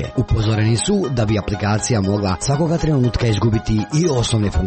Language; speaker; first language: Croatian; native; Croatian